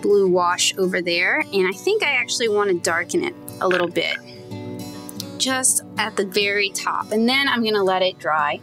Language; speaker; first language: English; native; English